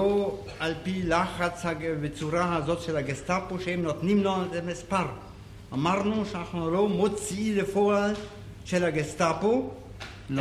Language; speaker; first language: Hebrew; non-native, fluent; German